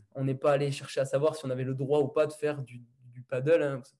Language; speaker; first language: French; native; French